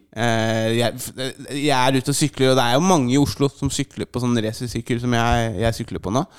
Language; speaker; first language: Norwegian; native; Norwegian